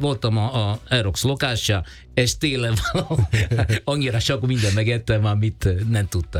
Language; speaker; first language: Hungarian; non-native, fluent; Italian